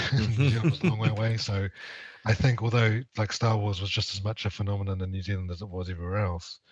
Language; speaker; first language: English; native; English